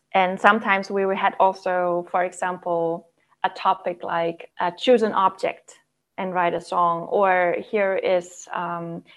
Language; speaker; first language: English; non-native, fluent; German